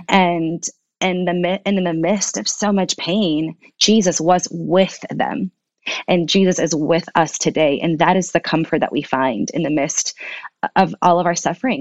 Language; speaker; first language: English; early bilingual, other home language; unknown